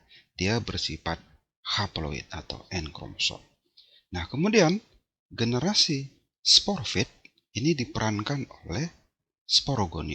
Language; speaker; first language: Indonesian; native; Indonesian